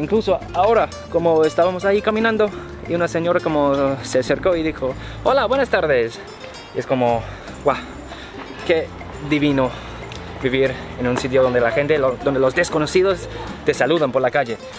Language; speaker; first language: Spanish; non-native, fluent; English